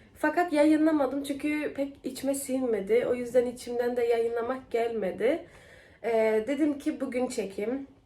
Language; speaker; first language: Turkish; early bilingual, heritage; Turkish